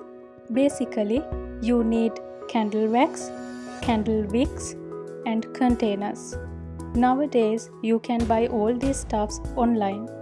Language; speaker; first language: English; non-native, fluent; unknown